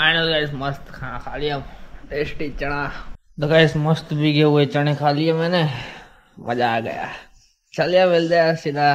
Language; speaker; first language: Hindi; native; Hindi